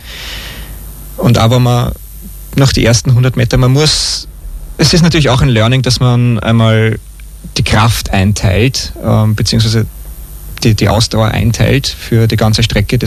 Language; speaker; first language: German; native; German